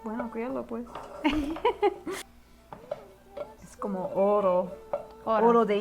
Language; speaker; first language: Spanish; early bilingual, heritage; Spanish